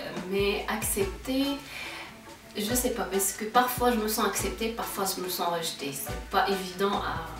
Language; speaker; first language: French; non-native, local second language; Arabic